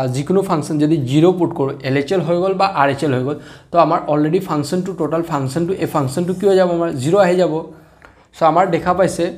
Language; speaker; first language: Assamese; non-native, local second language; Hindi